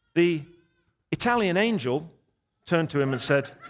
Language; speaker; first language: English; native; English